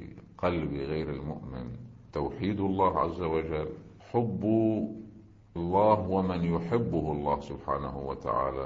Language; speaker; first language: Arabic; native; Arabic